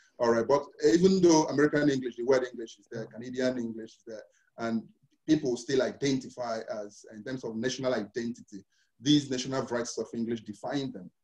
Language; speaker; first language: English; non-native, local second language; Igbo